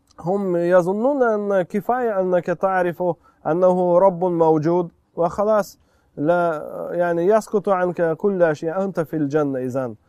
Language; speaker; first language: Arabic; non-native, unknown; Russian